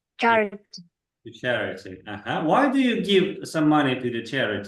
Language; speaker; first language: English; non-native, fluent; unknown